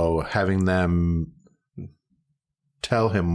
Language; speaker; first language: English; native; English